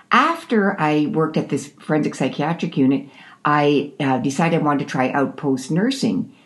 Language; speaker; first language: English; native; English